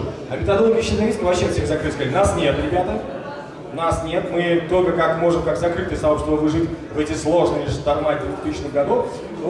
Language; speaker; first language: Russian; native; Russian